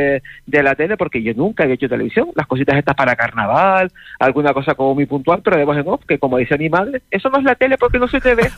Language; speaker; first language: Spanish; native; Spanish